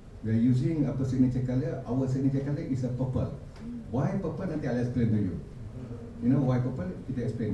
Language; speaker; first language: English; non-native, local second language; Malay